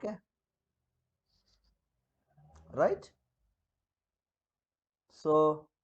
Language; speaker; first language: English; non-native, local second language; Kannada